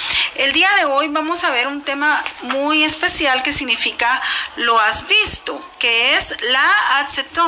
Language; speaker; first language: Spanish; non-native, local second language; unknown